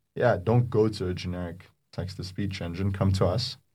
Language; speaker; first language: English; non-native, fluent; Arabic